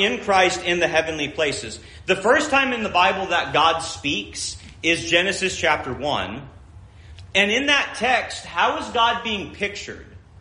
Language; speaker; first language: English; native; English